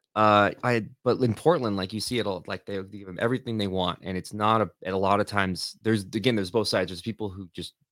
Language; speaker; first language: English; native; English